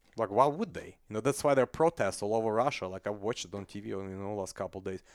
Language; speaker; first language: English; non-native, fluent; Russian